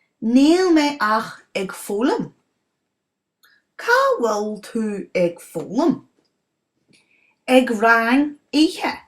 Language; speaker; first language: Irish; non-native, local second language; English